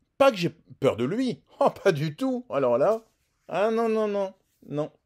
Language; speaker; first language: French; native; French